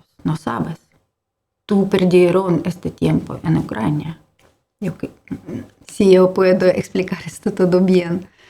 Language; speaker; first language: Spanish; non-native, learner; Ukrainian